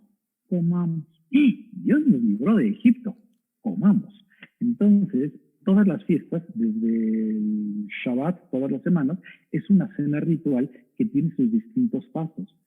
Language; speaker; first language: Spanish; native; Spanish